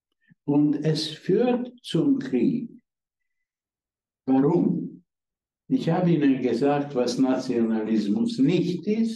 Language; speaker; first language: German; non-native, fluent; Hungarian